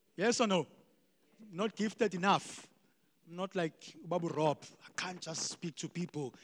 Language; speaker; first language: English; non-native, local second language; Xhosa